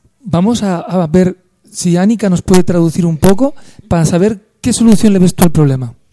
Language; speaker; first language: Spanish; native; Spanish